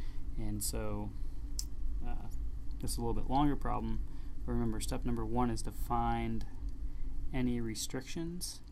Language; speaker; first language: English; native; English